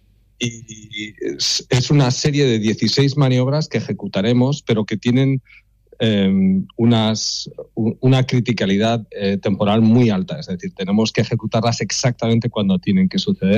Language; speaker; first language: Spanish; native; Spanish